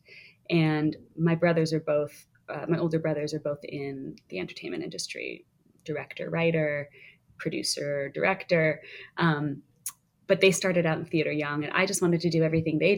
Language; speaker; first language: English; native; English